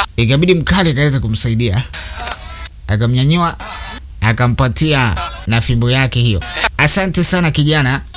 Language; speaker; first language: Swahili; native; Swahili